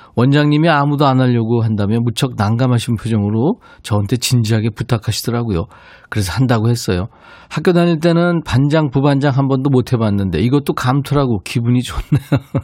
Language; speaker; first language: Korean; native; Korean